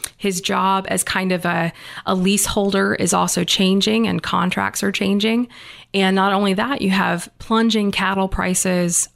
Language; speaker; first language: English; native; English